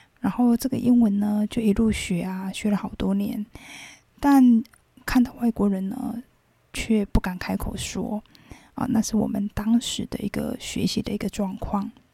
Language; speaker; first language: Chinese; non-native, local second language; Min Nan Chinese